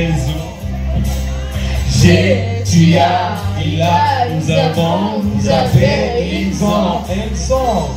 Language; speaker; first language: French; non-native, local second language; Rundi